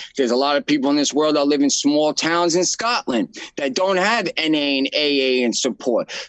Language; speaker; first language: English; native; English